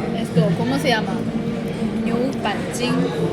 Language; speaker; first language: Spanish; non-native, fluent; Chinese